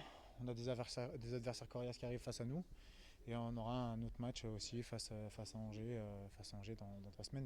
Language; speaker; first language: French; native; French